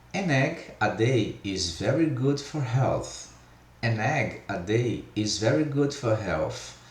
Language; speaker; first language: English; non-native, fluent; Portuguese